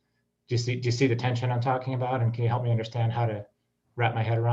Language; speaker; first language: English; native; English